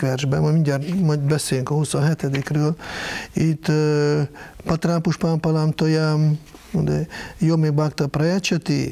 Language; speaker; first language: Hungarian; non-native, fluent; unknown